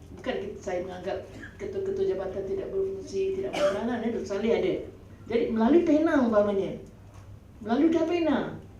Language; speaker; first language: Malay; native; Malay